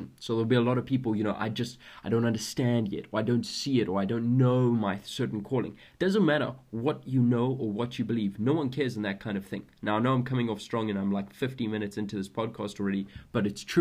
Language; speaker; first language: English; native; English